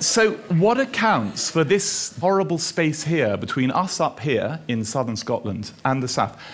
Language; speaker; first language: English; native; English